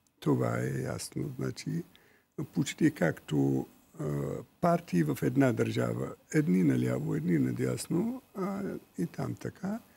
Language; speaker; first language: Bulgarian; non-native, fluent; Arabic